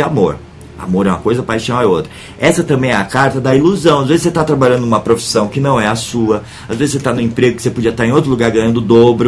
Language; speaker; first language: Portuguese; native; Portuguese